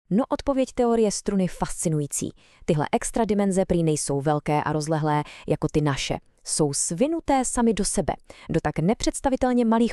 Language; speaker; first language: Czech; native; Czech